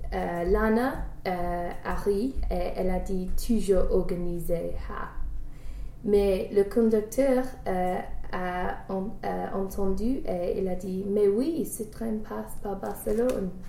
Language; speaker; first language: French; non-native, learner; English